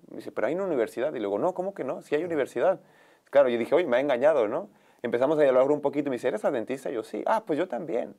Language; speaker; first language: Spanish; native; Spanish